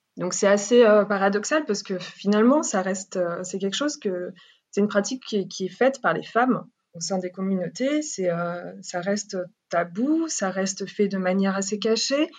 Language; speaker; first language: French; native; French